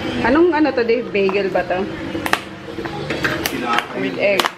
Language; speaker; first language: Filipino; native; Filipino